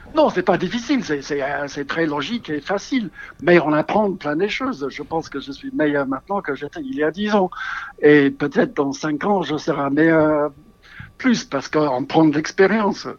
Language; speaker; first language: French; non-native, fluent; English